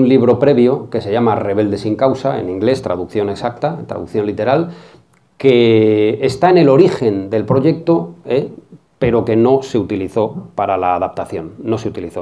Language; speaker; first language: Spanish; native; Spanish